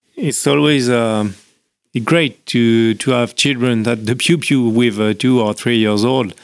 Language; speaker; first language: English; non-native, learner; French